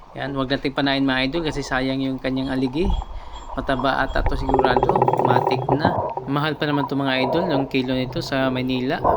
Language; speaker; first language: Filipino; non-native, local second language; Cebuano